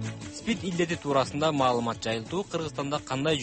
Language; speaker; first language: Kyrgyz; native; Kyrgyz